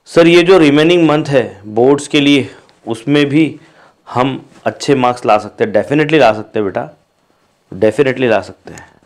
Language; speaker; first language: Hindi; non-native, local second language; Marathi